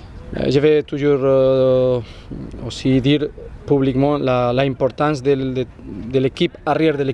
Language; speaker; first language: French; non-native, learner; Spanish